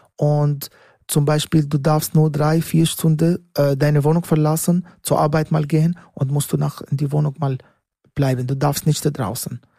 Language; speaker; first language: German; non-native, learner; Arabic